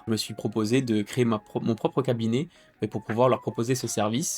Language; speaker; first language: French; native; French